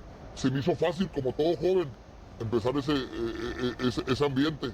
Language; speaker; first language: Spanish; native; Spanish